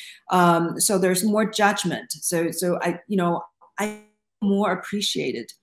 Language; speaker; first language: English; non-native, fluent; Chinese